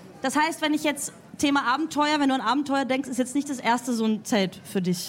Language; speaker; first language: German; native; German